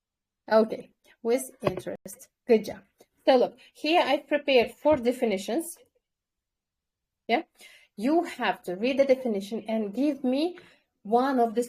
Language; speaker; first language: English; non-native, fluent; Kyrgyz